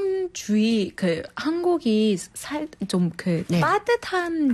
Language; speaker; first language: Korean; non-native, fluent; Arabic